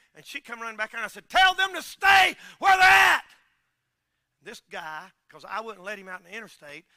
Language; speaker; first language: English; native; English